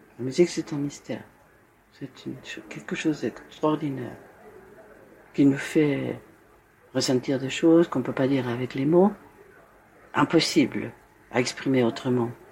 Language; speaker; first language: French; non-native, fluent; Spanish